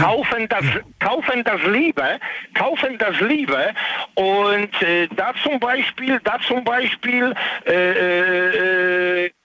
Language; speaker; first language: German; non-native, learner; Polish